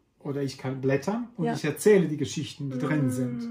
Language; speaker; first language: German; non-native, fluent; Italian